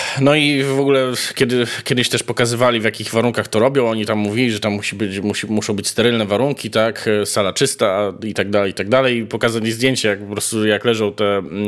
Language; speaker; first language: Polish; native; Polish